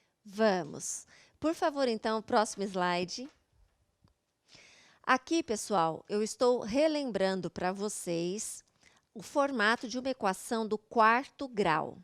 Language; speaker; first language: Portuguese; native; Portuguese